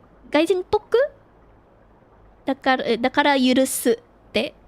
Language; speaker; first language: Japanese; non-native, learner; Filipino